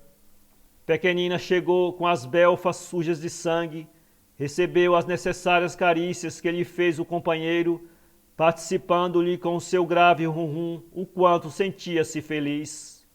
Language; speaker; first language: Portuguese; native; Portuguese